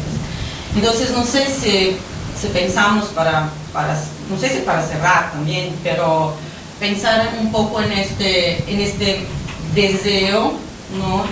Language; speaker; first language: Spanish; non-native, fluent; Portuguese